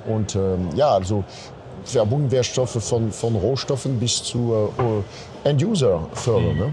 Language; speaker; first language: German; non-native, fluent; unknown